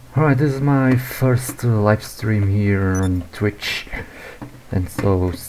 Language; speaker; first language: English; non-native, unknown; Portuguese